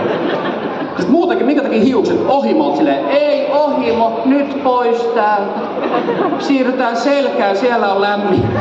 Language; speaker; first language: Finnish; native; Finnish